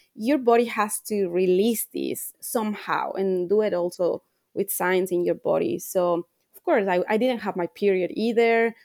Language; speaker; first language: English; non-native, fluent; Spanish